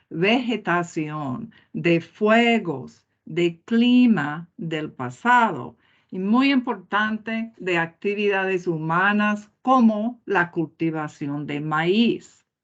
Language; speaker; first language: Spanish; non-native, fluent; English